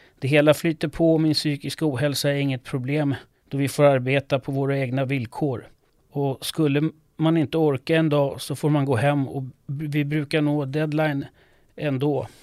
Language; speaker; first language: Swedish; non-native, fluent; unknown